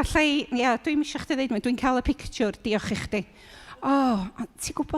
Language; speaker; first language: Welsh; native; Welsh